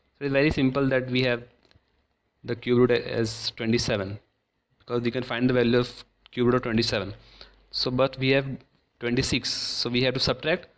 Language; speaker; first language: English; non-native, local second language; Hindi